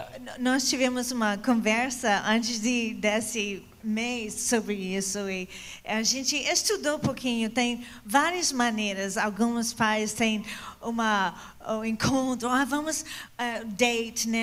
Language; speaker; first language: Portuguese; non-native, fluent; English